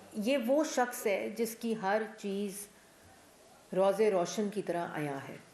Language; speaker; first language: Urdu; native; Urdu